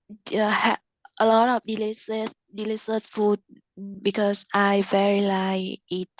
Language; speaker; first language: English; non-native, learner; Vietnamese